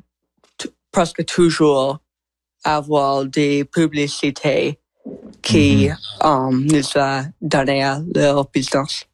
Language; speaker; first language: French; non-native, learner; English